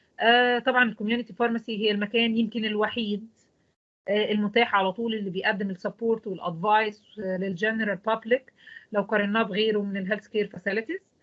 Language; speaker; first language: Arabic; native; Arabic